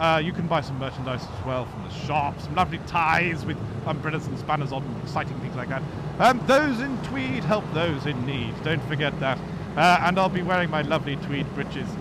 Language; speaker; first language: English; native; English